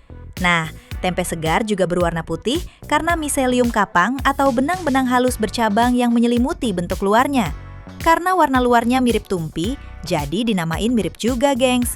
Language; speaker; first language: Indonesian; native; Indonesian